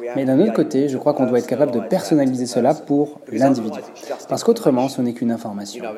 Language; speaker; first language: French; non-native, fluent; English